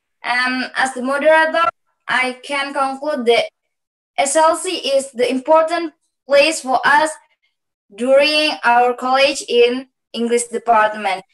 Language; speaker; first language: English; non-native, learner; Indonesian